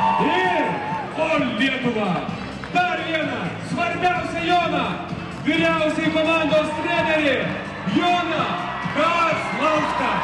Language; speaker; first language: Lithuanian; native; Lithuanian